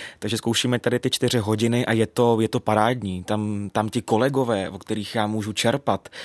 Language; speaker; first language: Czech; native; Czech